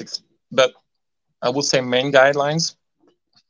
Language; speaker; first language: English; non-native, fluent; French